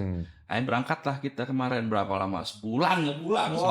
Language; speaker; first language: Indonesian; native; Indonesian